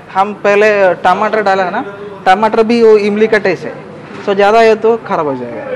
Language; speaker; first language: Hindi; non-native, local second language; Malayalam